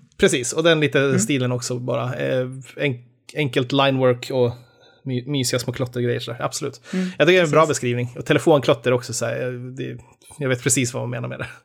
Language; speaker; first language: Swedish; native; Swedish